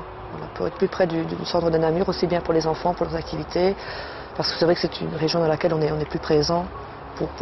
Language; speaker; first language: French; native; French